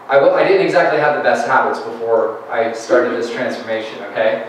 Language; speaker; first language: English; native; English